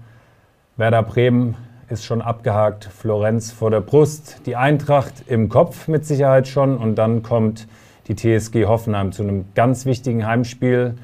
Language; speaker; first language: German; native; German